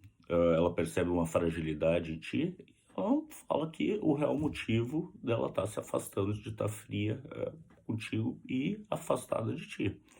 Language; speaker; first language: Portuguese; native; Portuguese